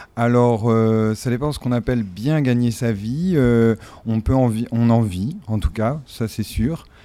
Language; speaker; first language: French; native; French